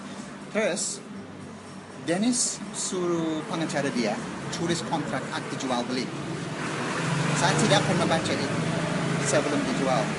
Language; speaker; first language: Indonesian; non-native, learner; English